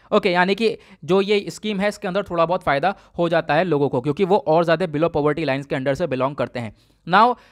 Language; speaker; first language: Hindi; native; Hindi